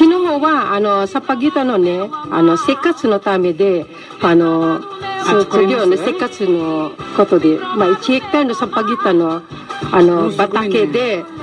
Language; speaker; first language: Japanese; non-native, learner; Filipino